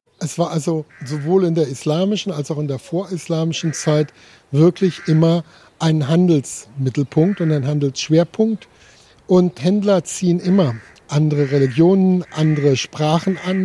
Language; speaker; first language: German; native; German